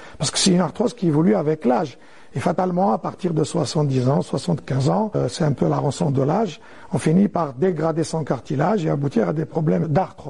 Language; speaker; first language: French; non-native, local second language; Arabic